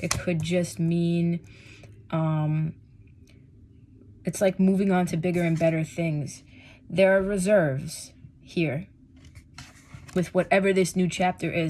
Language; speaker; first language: English; native; English